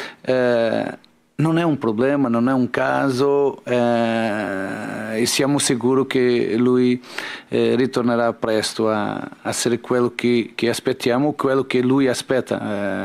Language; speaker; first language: Italian; non-native, learner; Portuguese